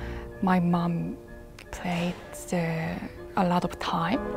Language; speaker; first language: English; non-native, learner; Korean